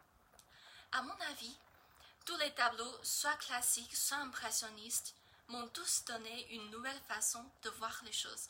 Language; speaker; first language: French; non-native, learner; Chinese